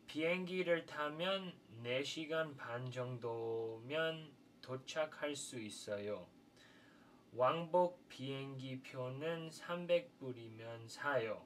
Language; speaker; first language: Korean; non-native, fluent; English